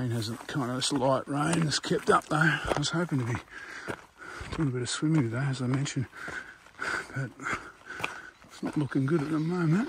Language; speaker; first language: English; native; English